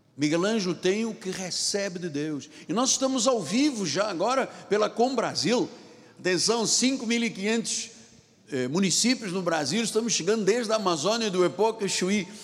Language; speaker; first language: Portuguese; non-native, local second language; Tsonga